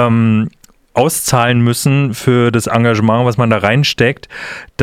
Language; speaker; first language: German; native; German